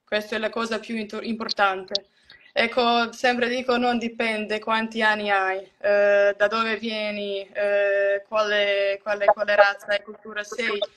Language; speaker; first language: Italian; non-native, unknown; Croatian